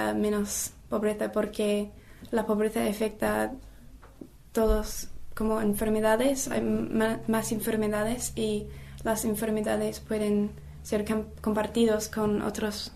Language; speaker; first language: Spanish; non-native, learner; English